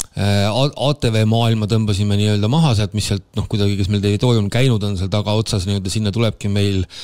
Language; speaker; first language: Estonian; native; Estonian